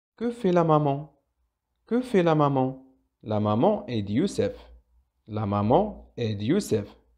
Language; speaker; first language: French; non-native, local second language; Arabic